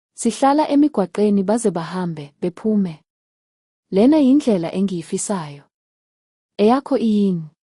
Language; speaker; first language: Zulu; native; Zulu